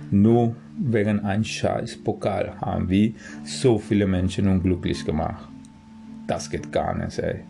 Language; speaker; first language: German; non-native, fluent; Spanish